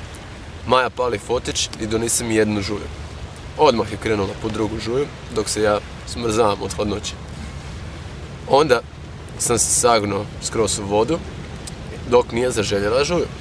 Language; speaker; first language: Croatian; native; Croatian